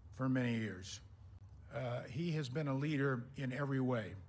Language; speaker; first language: English; native; English